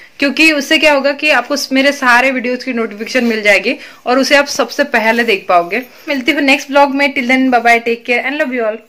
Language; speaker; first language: Hindi; native; Hindi